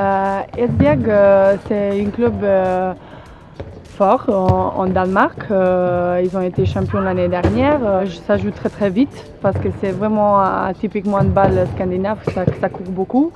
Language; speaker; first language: French; non-native, fluent; Slovenian